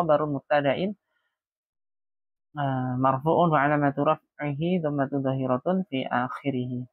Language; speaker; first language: Arabic; non-native, fluent; Indonesian